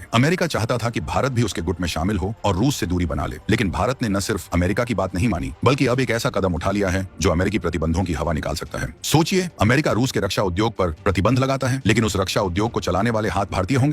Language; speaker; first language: Hindi; native; Hindi